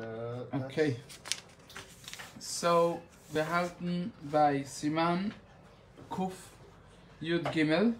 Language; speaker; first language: German; non-native, fluent; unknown